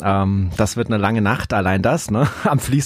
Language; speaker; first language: German; native; German